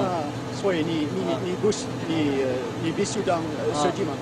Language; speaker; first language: Chinese; non-native, learner; English